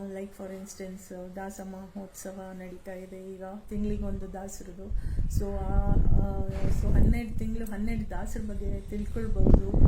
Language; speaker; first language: Kannada; non-native, local second language; Kodava